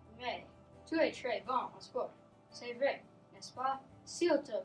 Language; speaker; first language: French; non-native, learner; English